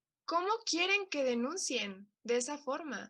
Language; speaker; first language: Spanish; native; Spanish